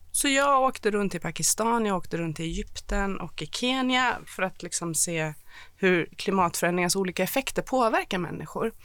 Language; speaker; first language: Swedish; early bilingual, other home language; Persian